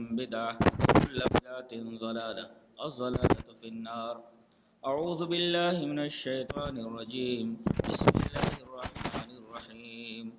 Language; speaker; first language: Urdu; native; Urdu